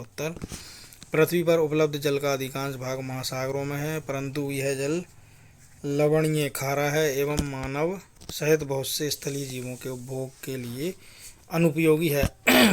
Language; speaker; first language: Hindi; native; Hindi